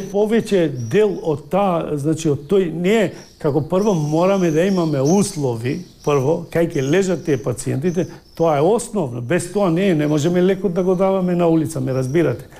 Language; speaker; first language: Macedonian; non-native, local second language; Albanian